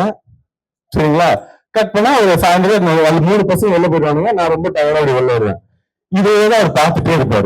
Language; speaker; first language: Tamil; native; Tamil